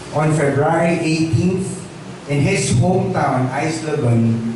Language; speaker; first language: English; non-native, local second language; Filipino